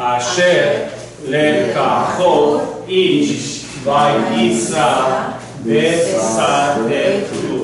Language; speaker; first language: Hebrew; non-native, learner; English